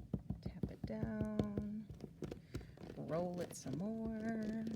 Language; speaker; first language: English; native; English